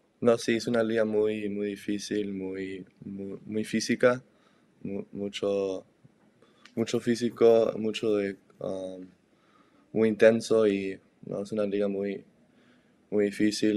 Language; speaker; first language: Spanish; early bilingual, heritage; Spanish